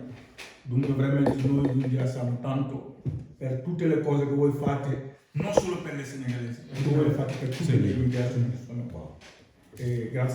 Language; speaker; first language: Italian; non-native, learner; Wolof